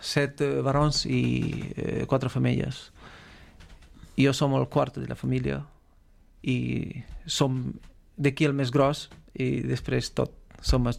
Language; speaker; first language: Catalan; non-native, fluent; Romanian